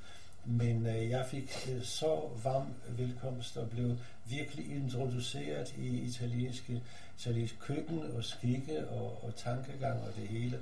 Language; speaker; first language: Danish; non-native, fluent; Polish